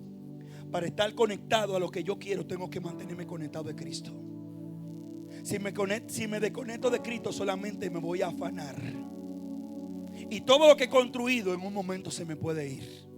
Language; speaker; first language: Spanish; native; Spanish